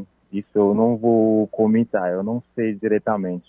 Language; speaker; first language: Portuguese; non-native, fluent; Haitian Creole